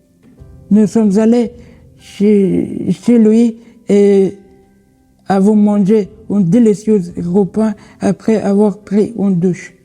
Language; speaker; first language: French; non-native, learner; Persian